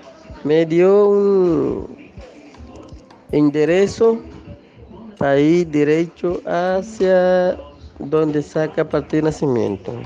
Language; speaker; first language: Spanish; non-native, local second language; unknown